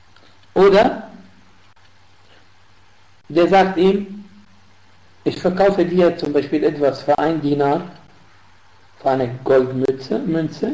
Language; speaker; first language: German; non-native, fluent; Arabic